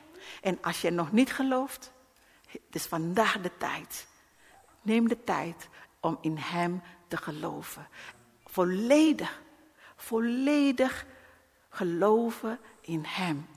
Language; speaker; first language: Dutch; non-native, learner; Indonesian